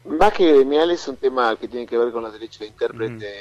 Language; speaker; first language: Spanish; native; Spanish